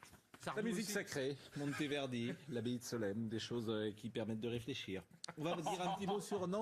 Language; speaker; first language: French; native; French